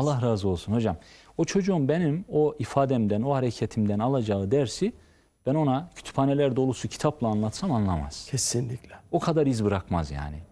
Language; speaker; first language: Turkish; native; Turkish